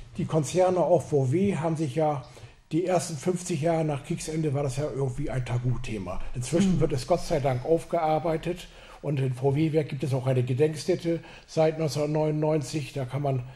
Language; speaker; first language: German; native; German